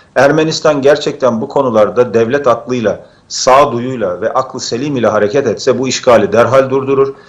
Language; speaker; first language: Turkish; native; Turkish